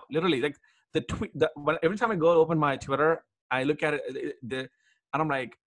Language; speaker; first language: English; non-native, local second language; Telugu